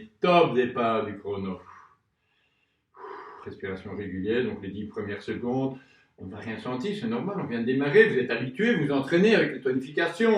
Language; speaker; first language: French; native; French